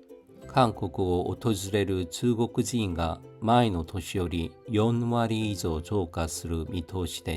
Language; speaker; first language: Japanese; non-native, fluent; Korean